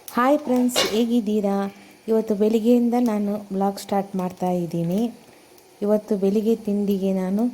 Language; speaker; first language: Kannada; non-native, local second language; Tulu